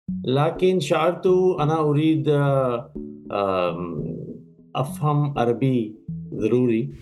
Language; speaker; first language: Arabic; non-native, learner; Urdu